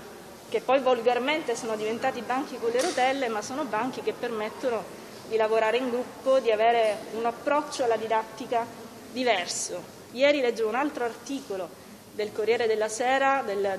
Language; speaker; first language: Italian; native; Italian